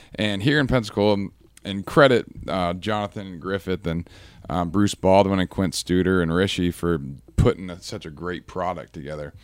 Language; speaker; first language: English; native; English